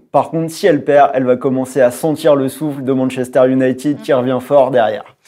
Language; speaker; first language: French; native; French